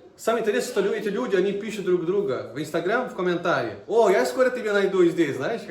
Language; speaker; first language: Russian; non-native, fluent; Portuguese